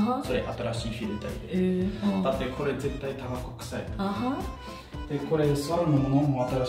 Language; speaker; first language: Japanese; non-native, learner; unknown